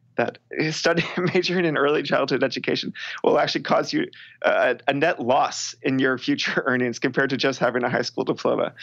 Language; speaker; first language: English; native; English